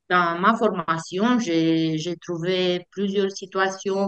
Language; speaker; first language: French; non-native, fluent; Romanian